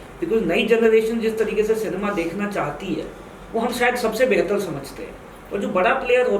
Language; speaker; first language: Hindi; native; Hindi